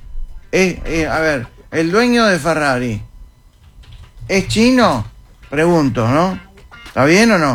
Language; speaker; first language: Spanish; native; Spanish